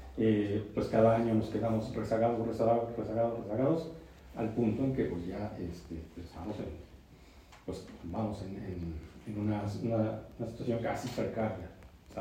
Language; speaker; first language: Spanish; native; Spanish